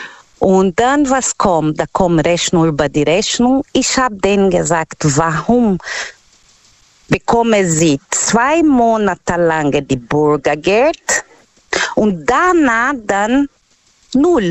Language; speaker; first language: German; non-native, learner; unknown